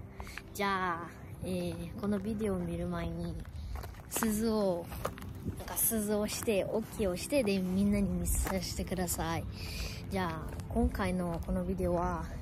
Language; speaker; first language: Japanese; early bilingual, other home language; Portuguese